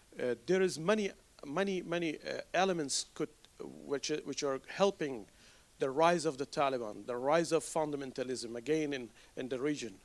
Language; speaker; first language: English; non-native, fluent; Persian